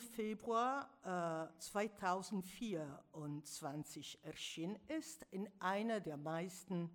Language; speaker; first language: German; non-native, fluent; Italian